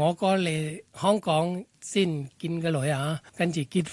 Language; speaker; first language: Cantonese; non-native, fluent; Thai